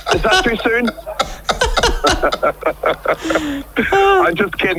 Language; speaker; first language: English; native; English